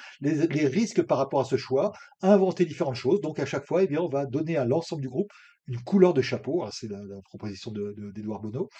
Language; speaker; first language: French; native; French